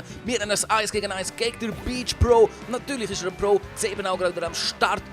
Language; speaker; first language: German; native; German